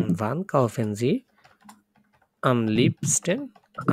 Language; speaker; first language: German; non-native, fluent; Bangla